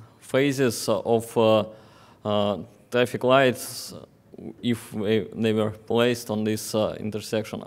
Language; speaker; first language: English; non-native, fluent; Russian